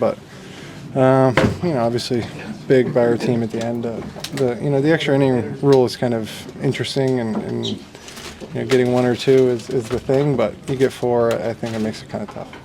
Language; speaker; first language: English; native; English